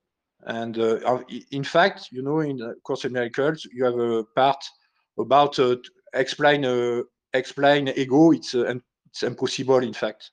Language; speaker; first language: English; non-native, learner; French